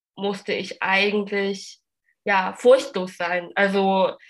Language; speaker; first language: German; early bilingual, other home language; Vietnamese